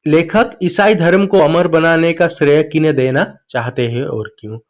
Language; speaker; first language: Hindi; non-native, local second language; Assamese